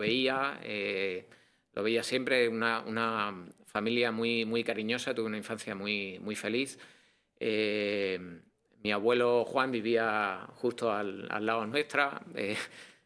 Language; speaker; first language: Spanish; native; Spanish